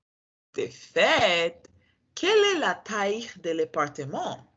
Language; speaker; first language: French; non-native, learner; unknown